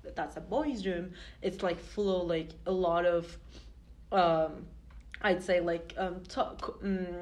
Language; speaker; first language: English; non-native, fluent; Turkish